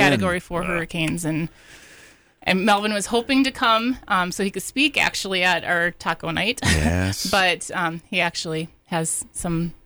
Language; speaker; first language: English; native; English